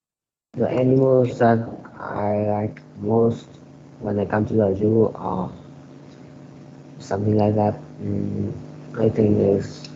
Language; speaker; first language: English; non-native, learner; Vietnamese